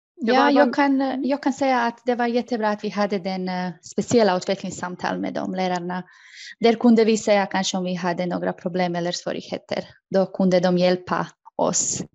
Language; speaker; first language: Swedish; non-native, fluent; Croatian